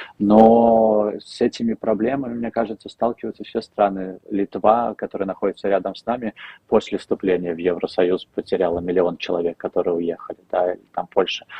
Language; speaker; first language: Russian; native; Russian